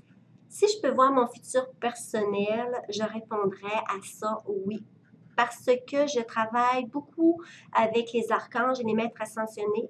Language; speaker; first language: French; native; French